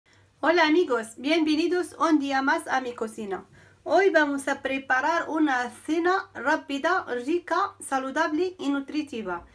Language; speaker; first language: Spanish; non-native, fluent; Arabic